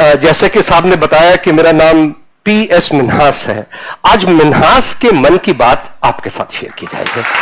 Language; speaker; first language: Hindi; non-native, local second language; Punjabi